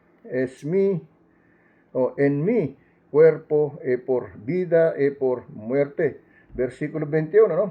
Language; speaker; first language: Spanish; non-native, learner; Filipino